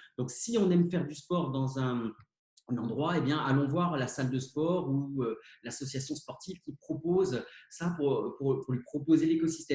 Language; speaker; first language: French; native; French